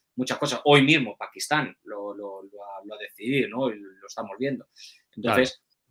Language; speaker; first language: Spanish; native; Spanish